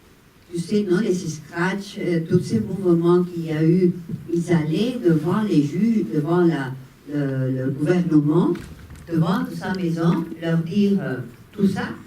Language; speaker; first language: French; non-native, fluent; Spanish